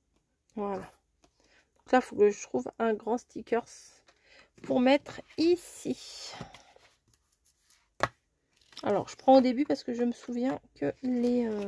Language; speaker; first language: French; native; French